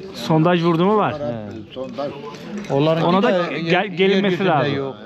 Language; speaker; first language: Turkish; native; Turkish